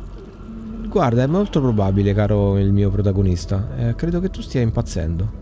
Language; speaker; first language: Italian; native; Italian